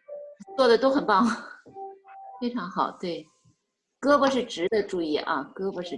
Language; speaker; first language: Chinese; native; Chinese